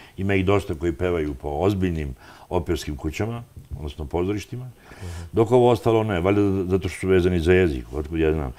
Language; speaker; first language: Serbian; non-native, local second language; Albanian